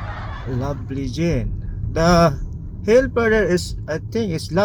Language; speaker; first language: English; non-native, learner; Nepali